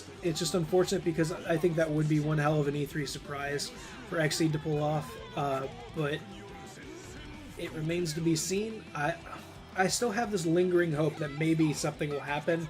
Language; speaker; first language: English; native; English